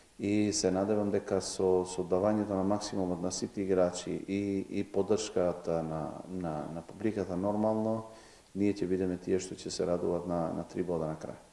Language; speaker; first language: Macedonian; non-native, local second language; Albanian